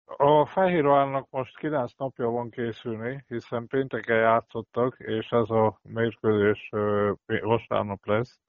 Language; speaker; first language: Hungarian; native; Hungarian